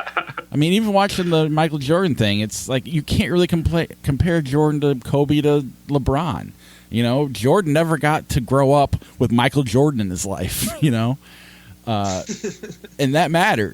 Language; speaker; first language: English; native; English